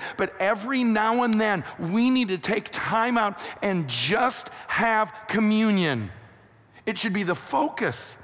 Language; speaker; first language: English; native; English